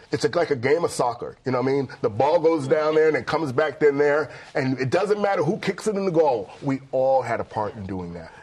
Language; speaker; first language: English; native; English